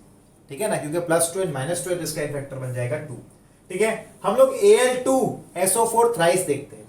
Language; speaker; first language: Hindi; non-native, local second language; Gujarati